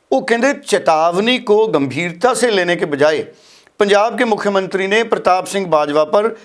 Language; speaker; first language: Hindi; non-native, local second language; Punjabi